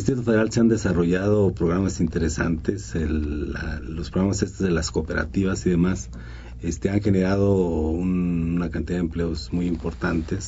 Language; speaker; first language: Spanish; native; Spanish